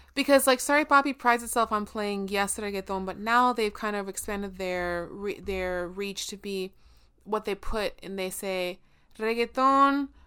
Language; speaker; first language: English; early bilingual, other home language; Spanish